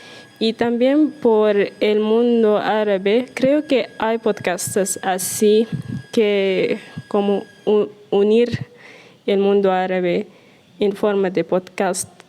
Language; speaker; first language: Spanish; non-native, learner; Arabic